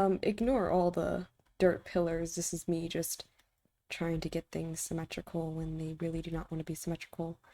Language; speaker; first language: English; native; English